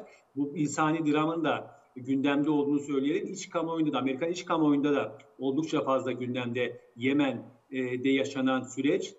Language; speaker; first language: Turkish; native; Turkish